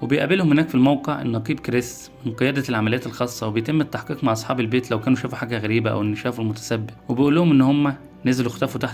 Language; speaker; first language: Arabic; native; Arabic